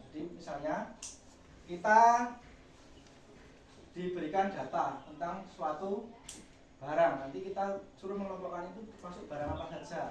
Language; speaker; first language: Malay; non-native, local second language; Javanese